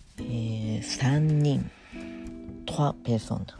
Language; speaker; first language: French; non-native, fluent; Japanese